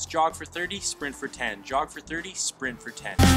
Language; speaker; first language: English; native; English